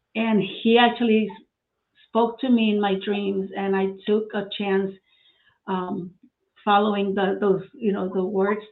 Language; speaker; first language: English; non-native, fluent; Spanish